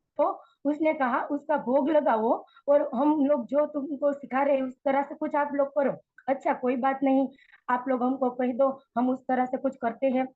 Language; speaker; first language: Hindi; non-native, local second language; Gujarati